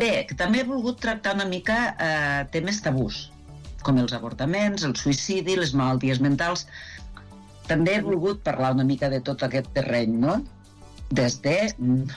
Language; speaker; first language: Catalan; native; Catalan